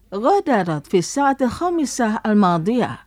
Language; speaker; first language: Arabic; non-native, fluent; Indonesian